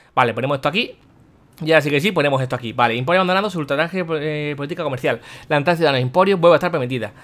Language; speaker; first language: Spanish; native; Spanish